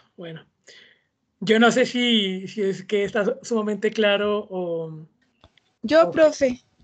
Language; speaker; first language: Spanish; native; Spanish